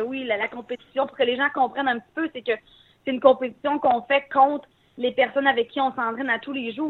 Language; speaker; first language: French; native; French